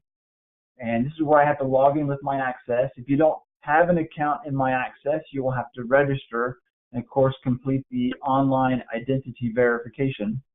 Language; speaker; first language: English; native; English